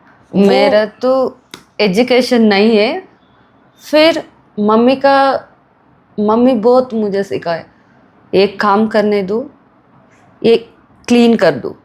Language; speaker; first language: Hindi; non-native, local second language; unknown